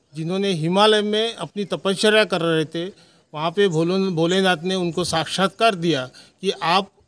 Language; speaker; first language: Hindi; non-native, local second language; Marathi